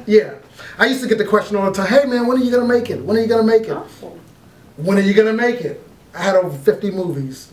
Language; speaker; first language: English; native; English